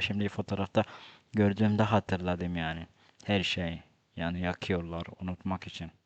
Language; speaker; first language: Turkish; non-native, fluent; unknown